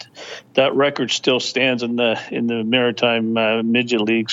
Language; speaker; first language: English; native; English